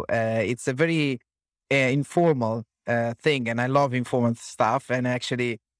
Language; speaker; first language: English; non-native, fluent; Italian